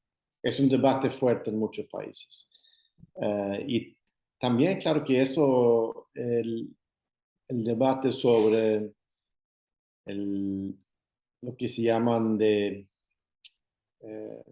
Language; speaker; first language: Spanish; non-native, fluent; Swedish